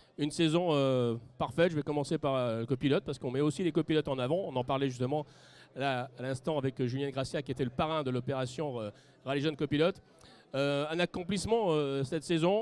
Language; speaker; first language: French; native; French